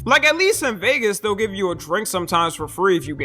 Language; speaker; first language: English; native; English